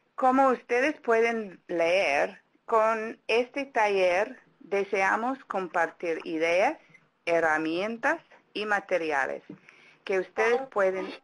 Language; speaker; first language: Spanish; non-native, fluent; English